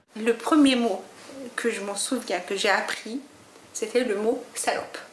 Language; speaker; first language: French; early bilingual, other home language; Persian